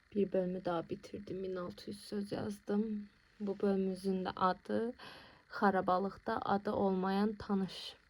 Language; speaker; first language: Azerbaijani; non-native, local second language; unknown